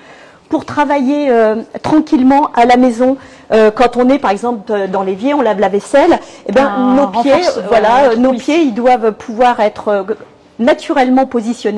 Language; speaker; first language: French; native; French